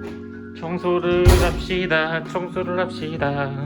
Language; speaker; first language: Korean; native; Korean